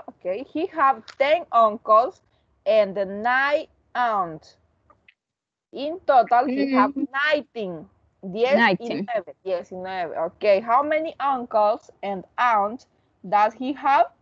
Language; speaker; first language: English; non-native, learner; Spanish